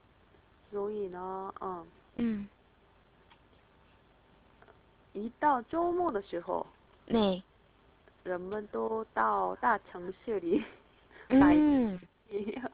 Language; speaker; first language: Chinese; non-native, learner; Korean